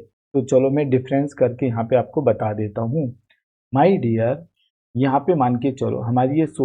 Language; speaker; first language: Hindi; native; Hindi